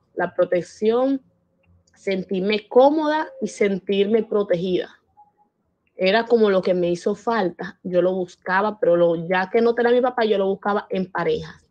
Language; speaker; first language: Spanish; native; Spanish